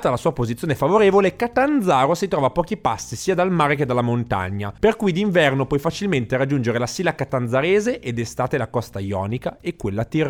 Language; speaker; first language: Italian; native; Italian